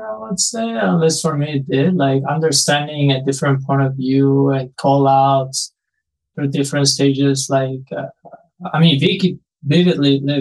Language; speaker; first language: English; non-native, fluent; Spanish